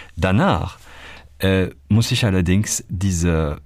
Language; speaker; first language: German; non-native, fluent; French